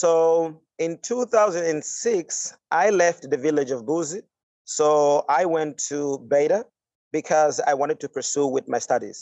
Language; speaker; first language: English; non-native, fluent; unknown